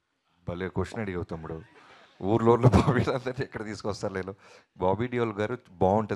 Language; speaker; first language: Telugu; native; Telugu